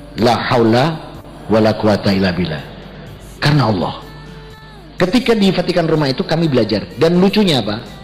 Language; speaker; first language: Indonesian; native; Indonesian